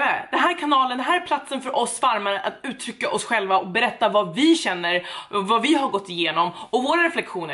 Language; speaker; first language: Swedish; native; Swedish